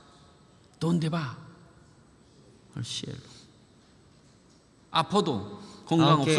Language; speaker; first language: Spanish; non-native, learner; Korean